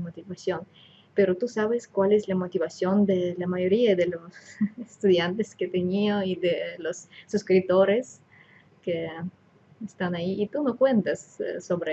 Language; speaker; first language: Spanish; non-native, fluent; Russian